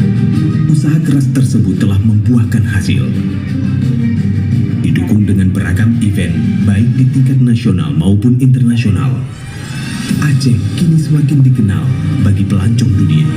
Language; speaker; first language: Indonesian; native; Indonesian